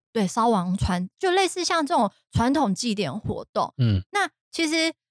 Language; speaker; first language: Chinese; non-native, fluent; Japanese